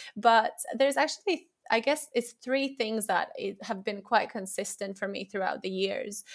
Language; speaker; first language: English; non-native, fluent; Latvian